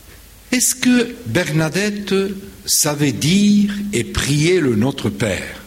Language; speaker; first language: French; non-native, fluent; Spanish